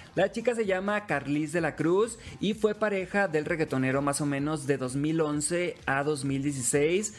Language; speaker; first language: Spanish; native; Spanish